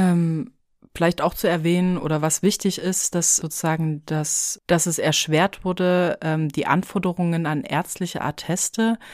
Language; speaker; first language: German; native; German